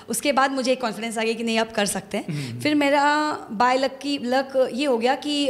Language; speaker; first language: Hindi; native; Hindi